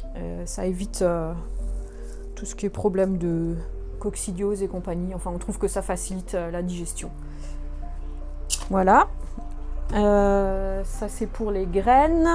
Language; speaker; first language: French; native; French